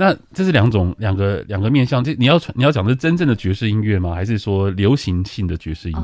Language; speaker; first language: Chinese; native; Chinese